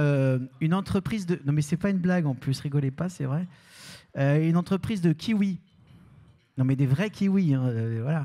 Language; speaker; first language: French; native; French